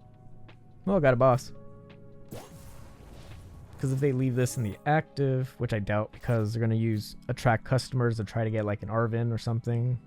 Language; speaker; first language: English; native; English